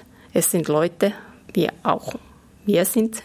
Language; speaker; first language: German; non-native, fluent; Finnish